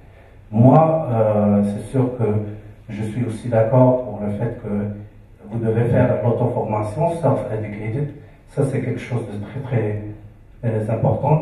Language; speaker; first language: French; non-native, local second language; Arabic